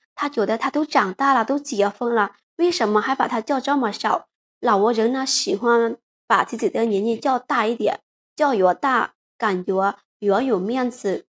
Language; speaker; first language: Chinese; non-native, fluent; Lao